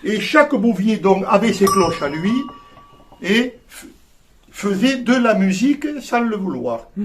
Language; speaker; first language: French; native; French